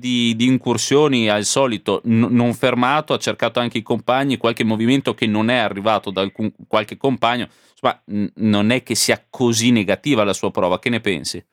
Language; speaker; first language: Italian; native; Italian